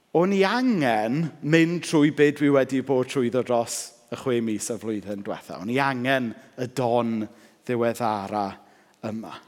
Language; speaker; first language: Welsh; native; Welsh